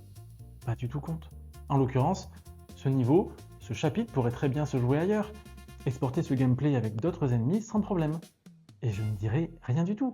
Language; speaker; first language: French; native; French